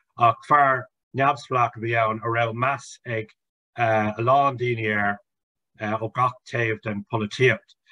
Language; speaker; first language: Irish; non-native, local second language; English